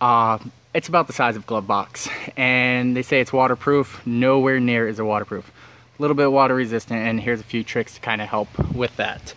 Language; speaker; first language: English; native; English